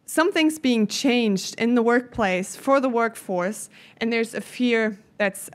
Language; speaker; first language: English; non-native, fluent; German